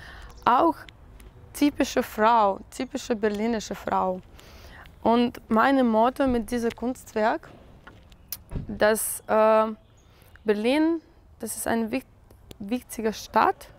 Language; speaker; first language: German; non-native, learner; Russian